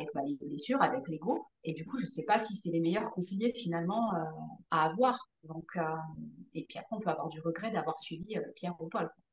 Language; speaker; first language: French; native; French